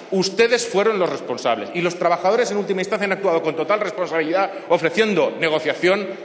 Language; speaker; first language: Spanish; non-native, local second language; Catalan